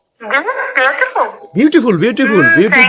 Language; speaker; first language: English; non-native, learner; Uzbek